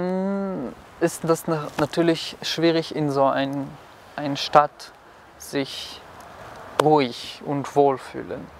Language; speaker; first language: German; non-native, fluent; Hebrew